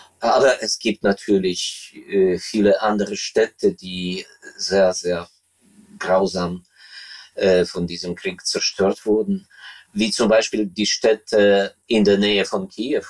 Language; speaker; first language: German; non-native, fluent; Ukrainian